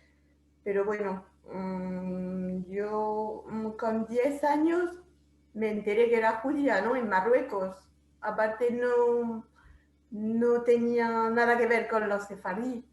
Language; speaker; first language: Spanish; non-native, fluent; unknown